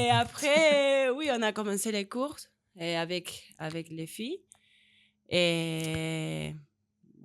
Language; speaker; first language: French; non-native, learner; Spanish